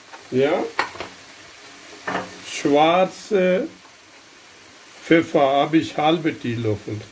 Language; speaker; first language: German; non-native, learner; Urdu